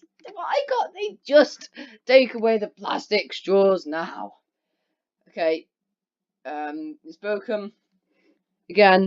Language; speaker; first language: English; native; English